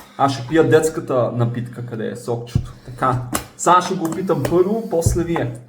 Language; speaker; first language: Bulgarian; early bilingual, heritage; Bulgarian